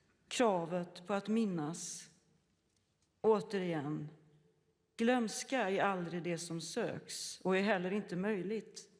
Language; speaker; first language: Swedish; native; Swedish